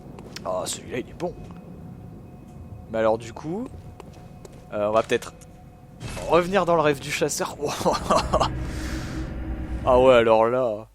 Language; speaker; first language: French; native; French